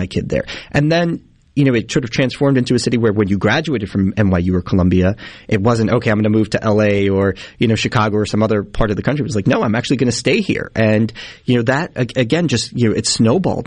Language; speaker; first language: English; native; English